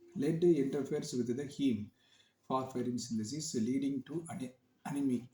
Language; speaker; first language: English; non-native, local second language; Tamil